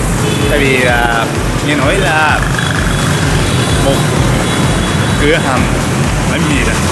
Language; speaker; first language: Vietnamese; non-native, learner; Japanese